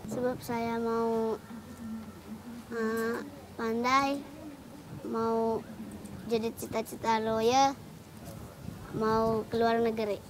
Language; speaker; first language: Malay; non-native, local second language; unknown